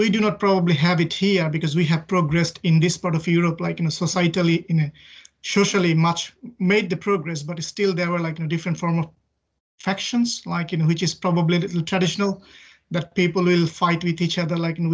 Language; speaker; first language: English; non-native, local second language; Bangla